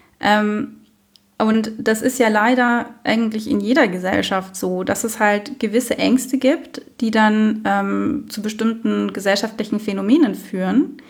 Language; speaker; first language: German; native; German